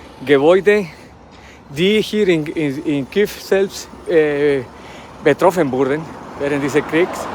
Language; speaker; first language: German; non-native, fluent; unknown